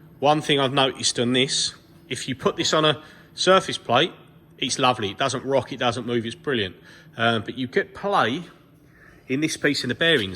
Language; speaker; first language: English; native; English